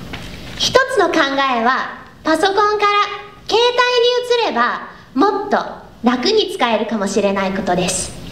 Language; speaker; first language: Japanese; non-native, learner; English